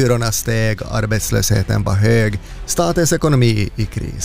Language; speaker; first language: Swedish; native; Swedish